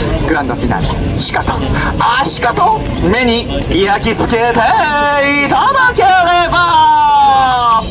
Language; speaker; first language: Japanese; native; Japanese